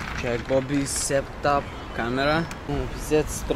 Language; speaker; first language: English; non-native, learner; Russian